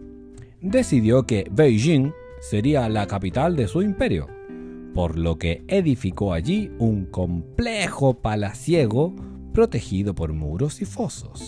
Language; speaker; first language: Spanish; native; Spanish